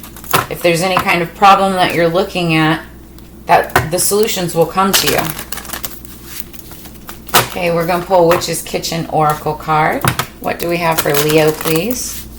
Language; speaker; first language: English; native; English